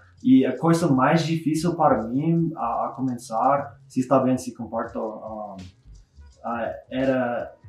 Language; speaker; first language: Portuguese; non-native, learner; English